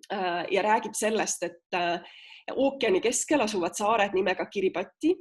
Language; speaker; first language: Estonian; native; Estonian